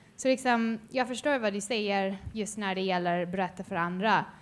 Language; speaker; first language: Swedish; non-native, fluent; English